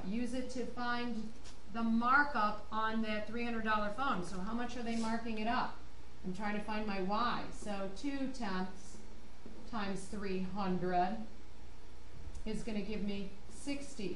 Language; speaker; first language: English; native; English